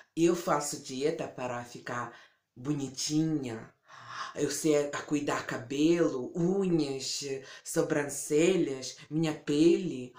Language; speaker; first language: Portuguese; early bilingual, heritage; Portuguese